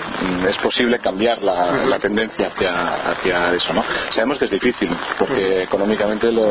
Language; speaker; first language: Spanish; native; Spanish